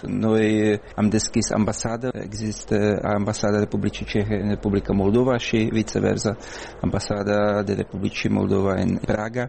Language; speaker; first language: Romanian; non-native, learner; Czech